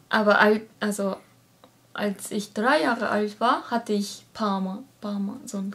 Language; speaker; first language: German; non-native, learner; Japanese